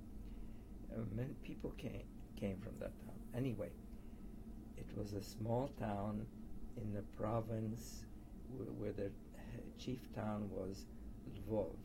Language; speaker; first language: English; early bilingual, other home language; Polish